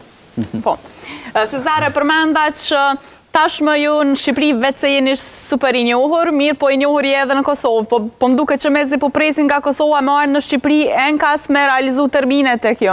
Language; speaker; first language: Albanian; native; Albanian